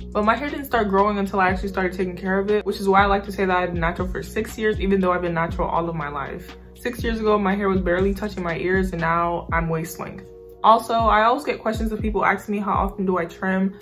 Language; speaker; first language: English; native; English